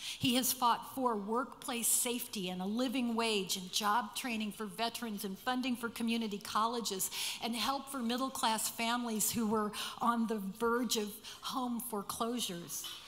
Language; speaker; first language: English; native; English